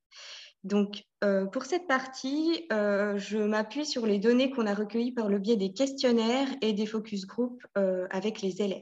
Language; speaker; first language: French; native; French